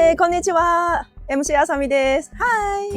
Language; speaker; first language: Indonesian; non-native, learner; Japanese